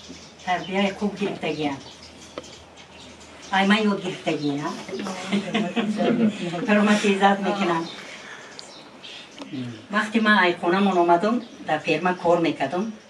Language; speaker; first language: Persian; non-native, learner; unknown